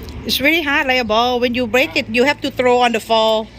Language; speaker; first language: English; non-native, learner; Thai